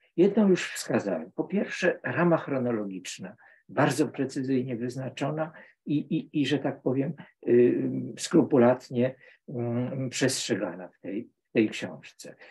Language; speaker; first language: Polish; native; Polish